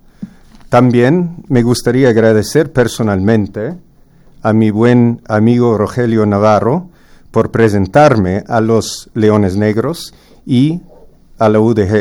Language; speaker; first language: Spanish; non-native, fluent; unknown